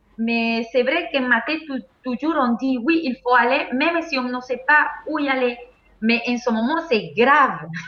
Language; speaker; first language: French; non-native, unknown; Spanish